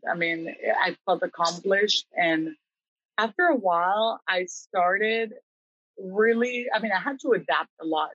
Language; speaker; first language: English; early bilingual, other home language; Spanish